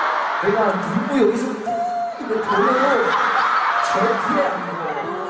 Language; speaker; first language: Korean; non-native, fluent; Chinese